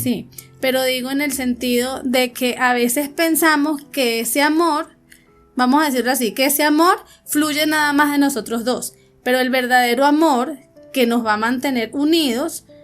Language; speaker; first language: Spanish; native; Spanish